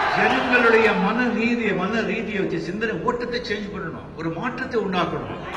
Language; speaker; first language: Tamil; non-native, local second language; Marathi